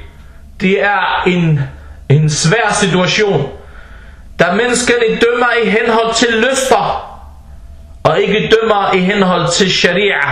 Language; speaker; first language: Danish; non-native, fluent; Arabic